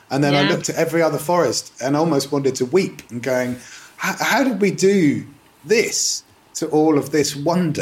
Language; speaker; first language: English; native; English